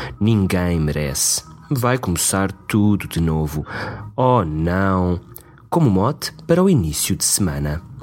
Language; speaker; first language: Portuguese; native; Portuguese